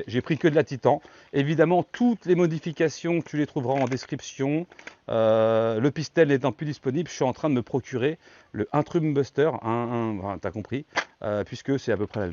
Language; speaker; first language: French; native; French